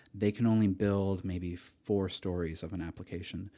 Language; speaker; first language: English; native; English